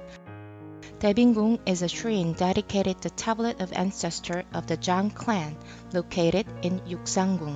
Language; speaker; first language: English; non-native, fluent; Korean